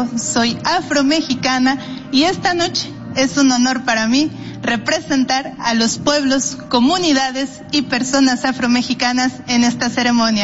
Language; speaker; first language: Spanish; native; Spanish